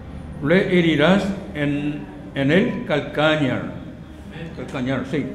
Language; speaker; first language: Spanish; non-native, learner; Korean